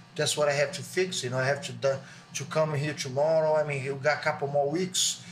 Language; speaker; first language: English; non-native, learner; Portuguese